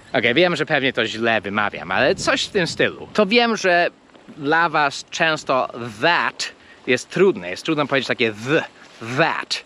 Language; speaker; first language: Polish; non-native, fluent; English